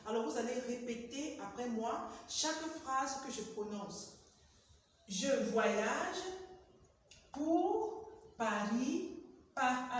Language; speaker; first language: French; non-native, fluent; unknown